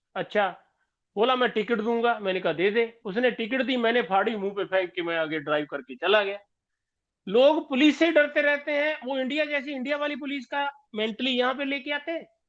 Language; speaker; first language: Hindi; non-native, local second language; Punjabi